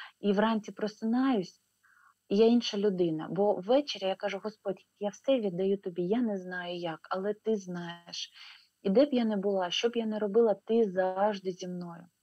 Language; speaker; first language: Ukrainian; non-native, local second language; Russian